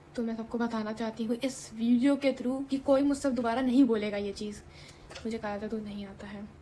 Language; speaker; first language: Hindi; non-native, local second language; Bangla